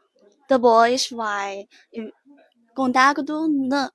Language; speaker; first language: Portuguese; non-native, learner; Chinese